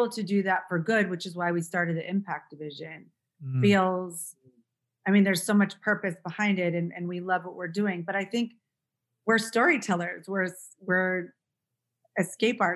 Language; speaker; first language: English; native; English